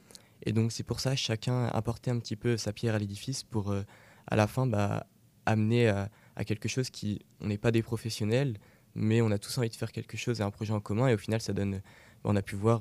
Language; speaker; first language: French; native; French